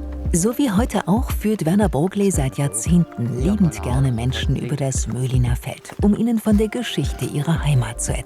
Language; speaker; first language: German; native; German